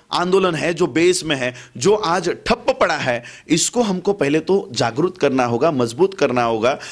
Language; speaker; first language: Hindi; non-native, local second language; Marathi